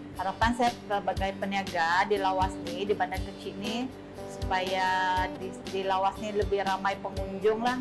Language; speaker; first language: Malay; non-native, local second language; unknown